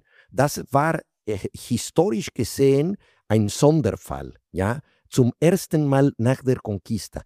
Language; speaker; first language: German; non-native, fluent; Spanish